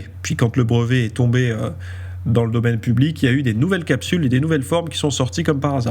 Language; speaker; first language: French; native; French